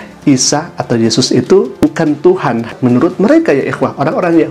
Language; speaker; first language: Indonesian; native; Indonesian